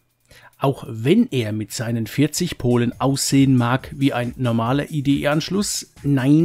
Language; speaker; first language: German; native; German